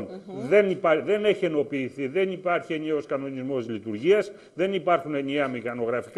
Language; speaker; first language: Greek; native; Greek